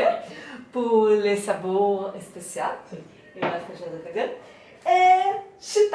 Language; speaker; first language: French; non-native, learner; Portuguese